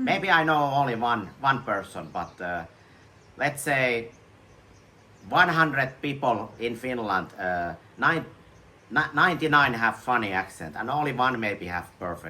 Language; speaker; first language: English; non-native, learner; Finnish